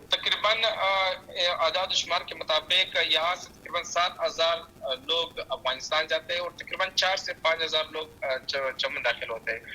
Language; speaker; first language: Urdu; non-native, local second language; Pashto